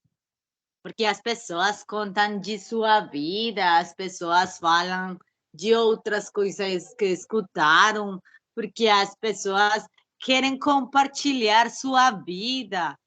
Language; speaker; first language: Portuguese; non-native, learner; Spanish